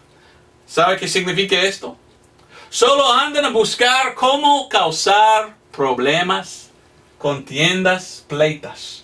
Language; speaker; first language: Spanish; non-native, fluent; English